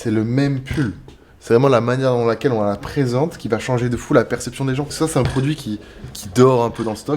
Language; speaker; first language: French; native; French